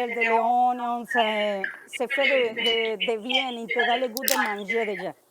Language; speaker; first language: French; non-native, learner; Spanish